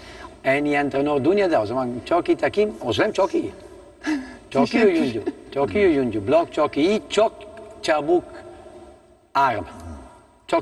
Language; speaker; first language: Turkish; non-native, learner; Italian